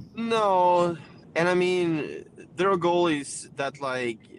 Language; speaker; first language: English; non-native, fluent; Swedish